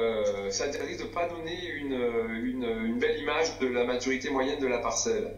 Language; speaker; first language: French; native; French